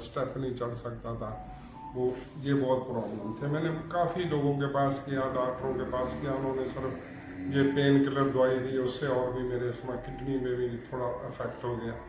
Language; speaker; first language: Urdu; non-native, local second language; Punjabi